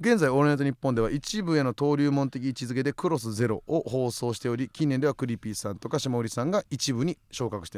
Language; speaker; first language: Japanese; native; Japanese